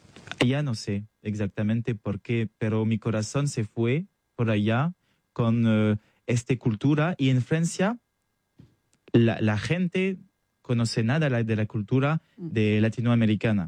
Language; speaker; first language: Spanish; non-native, learner; French